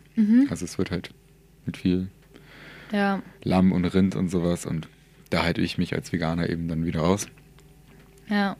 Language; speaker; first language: German; early bilingual, other home language; Persian